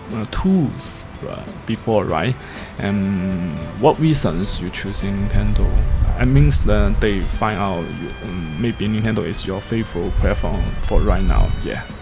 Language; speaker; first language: English; non-native, learner; Chinese